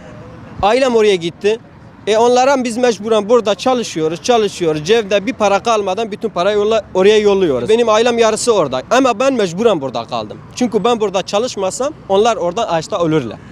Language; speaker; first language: Turkish; non-native, fluent; Arabic